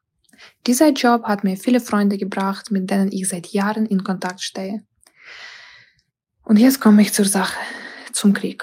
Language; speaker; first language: German; non-native, fluent; Ukrainian